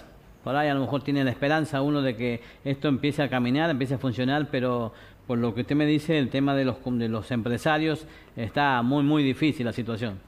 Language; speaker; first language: Spanish; native; Spanish